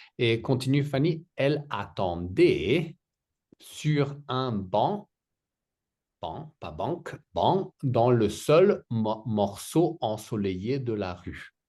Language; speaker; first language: French; native; French